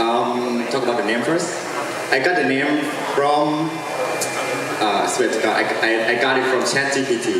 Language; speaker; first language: English; non-native, fluent; Thai